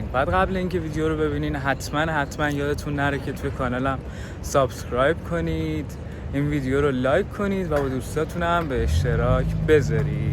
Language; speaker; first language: Persian; native; Persian